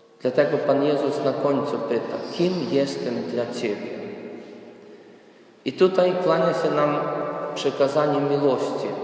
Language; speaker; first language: Polish; non-native, fluent; Ukrainian